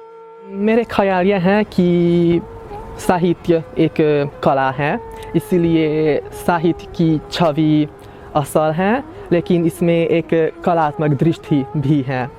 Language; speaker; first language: Hindi; non-native, fluent; Hungarian